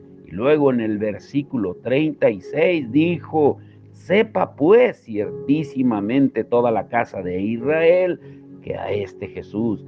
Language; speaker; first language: Spanish; native; Spanish